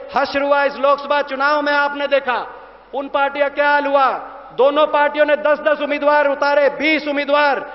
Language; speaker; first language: Hindi; native; Hindi